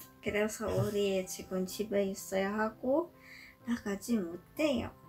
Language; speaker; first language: Korean; non-native, learner; Polish